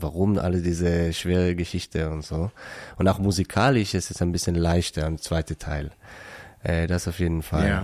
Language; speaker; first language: German; non-native, learner; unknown